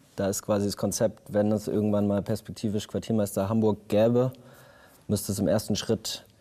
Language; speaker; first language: German; native; German